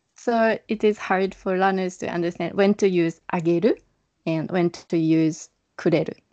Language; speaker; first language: English; non-native, fluent; Japanese